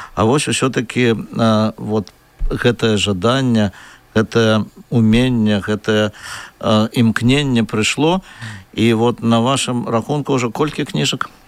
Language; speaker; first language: Belarusian; native; Belarusian